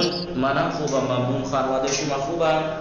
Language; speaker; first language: Persian; non-native, fluent; Urdu